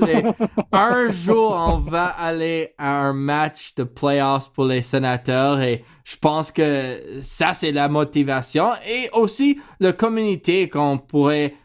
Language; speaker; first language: French; non-native, learner; English